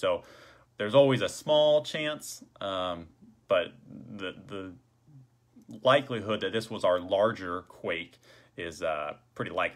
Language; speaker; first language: English; native; English